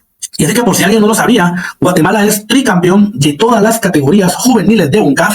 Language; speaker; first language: Spanish; native; Spanish